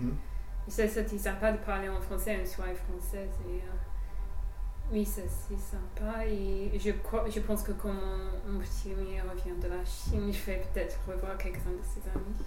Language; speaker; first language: French; non-native, fluent; English